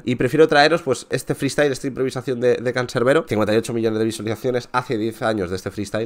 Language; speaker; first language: Spanish; native; Spanish